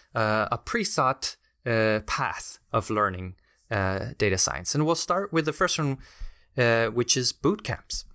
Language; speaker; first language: English; non-native, fluent; Spanish